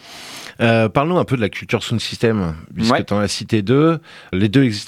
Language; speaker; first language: French; native; French